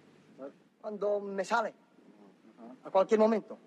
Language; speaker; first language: Spanish; non-native, local second language; Catalan